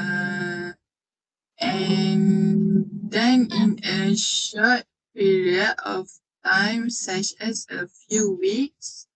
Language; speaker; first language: English; non-native, learner; Malay